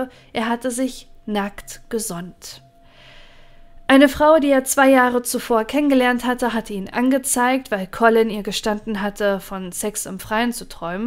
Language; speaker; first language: German; native; German